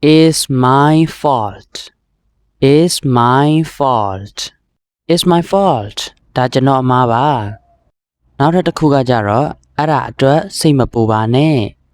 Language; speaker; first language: Burmese; native; Burmese